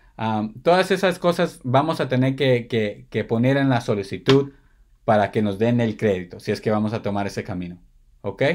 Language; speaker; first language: Spanish; early bilingual, heritage; Spanish